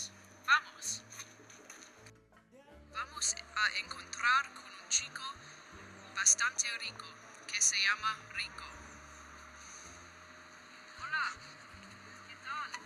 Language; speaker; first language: Spanish; non-native, learner; English